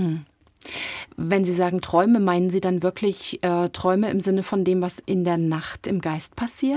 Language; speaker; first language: German; native; German